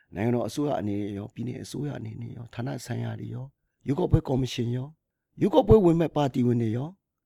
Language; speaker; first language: Burmese; non-native, local second language; Kachin